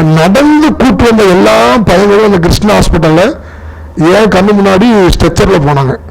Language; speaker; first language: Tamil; non-native, local second language; Telugu